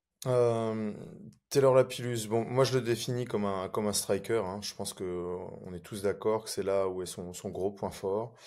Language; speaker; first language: French; native; French